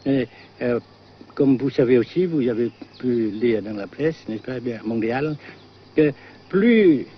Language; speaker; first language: French; non-native, fluent; Vietnamese